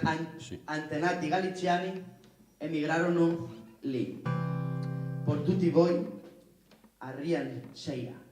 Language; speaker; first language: Italian; non-native, learner; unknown